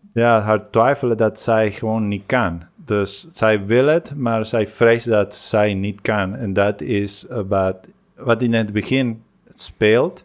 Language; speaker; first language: Dutch; non-native, fluent; Spanish